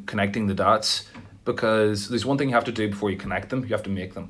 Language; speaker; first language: English; native; English